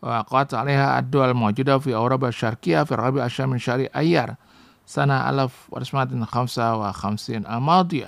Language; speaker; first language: Arabic; non-native, fluent; Indonesian